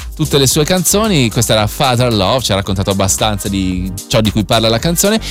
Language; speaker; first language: Italian; native; Italian